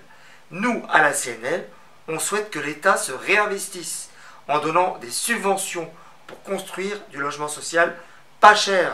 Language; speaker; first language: French; native; French